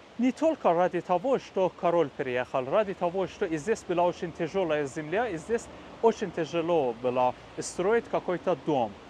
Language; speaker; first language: Russian; non-native, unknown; Persian